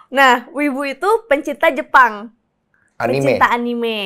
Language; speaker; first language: Indonesian; native; Indonesian